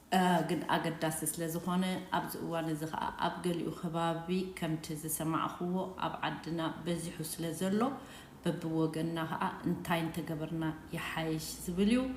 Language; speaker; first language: Tigrinya; native; Tigrinya